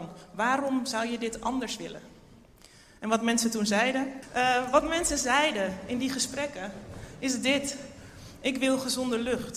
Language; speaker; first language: Dutch; native; Dutch